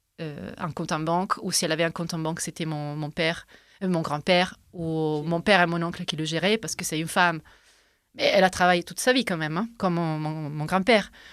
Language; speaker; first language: French; non-native, fluent; Italian